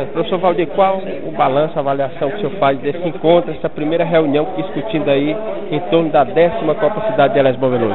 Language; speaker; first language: Portuguese; native; Portuguese